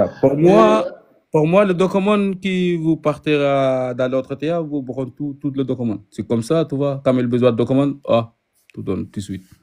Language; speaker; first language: French; non-native, learner; Arabic